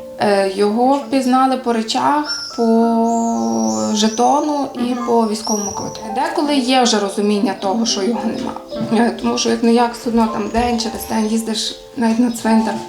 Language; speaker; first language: Ukrainian; native; Ukrainian